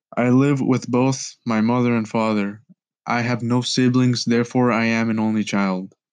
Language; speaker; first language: English; early bilingual, other home language; Spanish